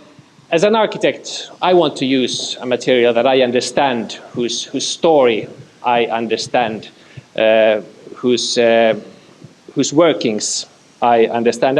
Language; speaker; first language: English; non-native, fluent; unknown